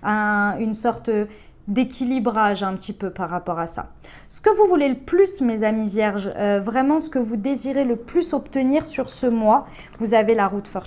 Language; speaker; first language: French; native; French